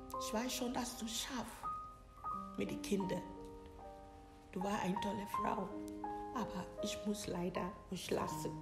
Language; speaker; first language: German; non-native, learner; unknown